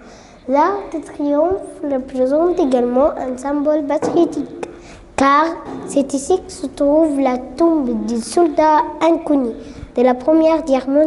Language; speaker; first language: French; non-native, learner; Arabic